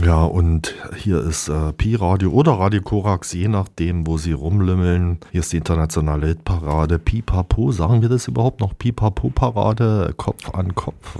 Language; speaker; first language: German; native; German